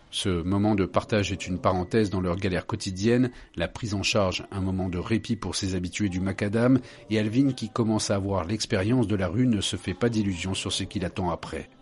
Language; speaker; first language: French; native; French